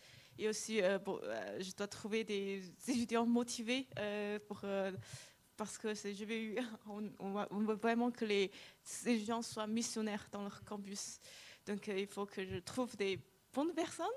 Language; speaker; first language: French; non-native, fluent; Chinese